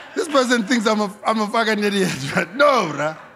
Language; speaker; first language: English; non-native, local second language; Xhosa